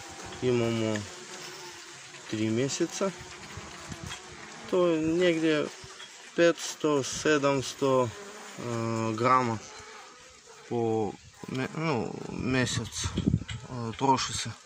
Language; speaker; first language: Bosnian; non-native, learner; Russian